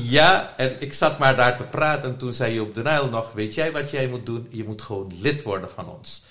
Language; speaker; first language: Dutch; non-native, local second language; Caribbean Hindustani